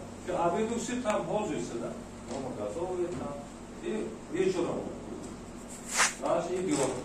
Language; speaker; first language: Russian; non-native, local second language; Uzbek